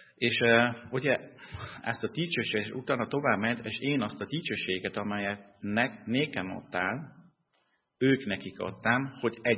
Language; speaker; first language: Hungarian; non-native, fluent; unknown